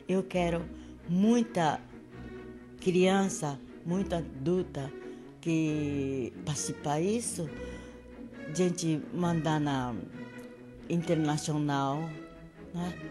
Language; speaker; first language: Portuguese; non-native, learner; Japanese